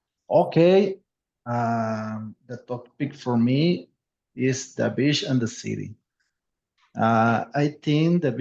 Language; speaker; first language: English; non-native, learner; Spanish